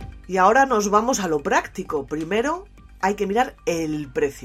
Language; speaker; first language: Spanish; native; Spanish